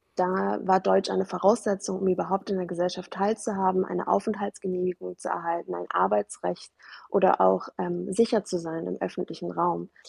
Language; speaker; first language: German; early bilingual, other home language; Persian